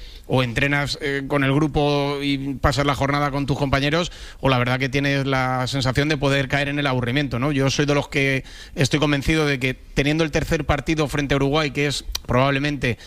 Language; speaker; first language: Spanish; native; Spanish